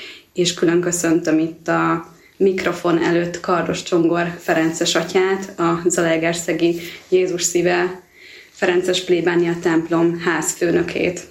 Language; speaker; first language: Hungarian; native; Hungarian